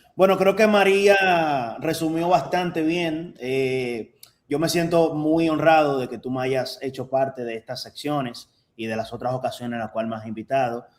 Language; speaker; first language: Spanish; native; Spanish